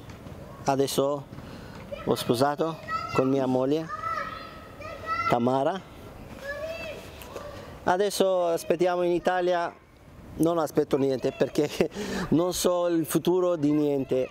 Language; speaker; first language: Italian; non-native, fluent; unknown